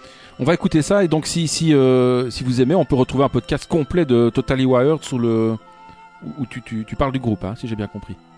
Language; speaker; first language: French; native; French